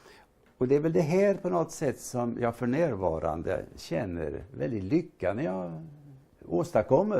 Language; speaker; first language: Swedish; native; Swedish